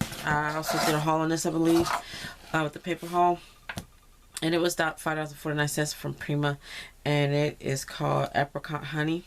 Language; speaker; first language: English; native; English